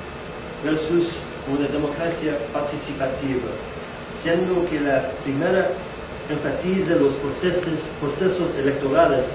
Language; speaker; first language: Spanish; non-native, fluent; English